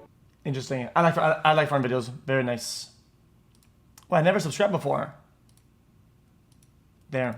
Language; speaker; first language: English; non-native, local second language; French